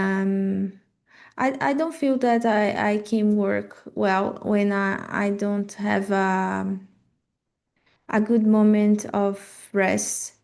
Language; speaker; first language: English; non-native, learner; Portuguese